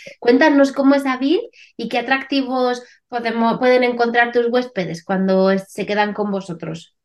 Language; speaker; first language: Spanish; native; Spanish